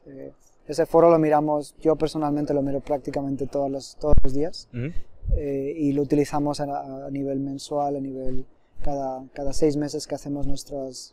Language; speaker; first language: Spanish; native; Spanish